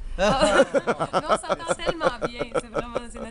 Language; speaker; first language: French; native; French